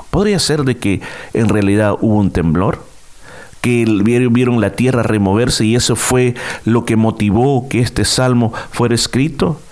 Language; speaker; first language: Spanish; native; Spanish